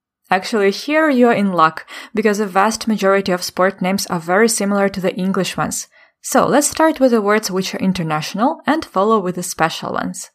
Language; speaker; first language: English; non-native, fluent; Ukrainian